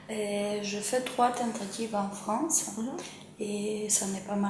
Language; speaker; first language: French; non-native, fluent; Ukrainian